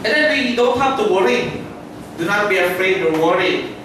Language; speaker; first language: English; non-native, local second language; Filipino